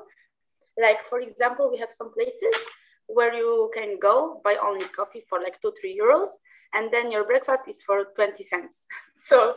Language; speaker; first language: English; non-native, fluent; Polish